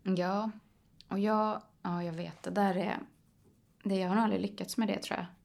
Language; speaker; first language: Swedish; early bilingual, other home language; Polish